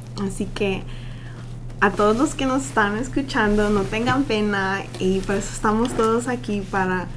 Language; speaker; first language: Spanish; early bilingual, heritage; Spanish